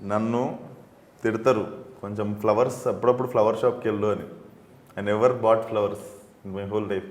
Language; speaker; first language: Telugu; native; Telugu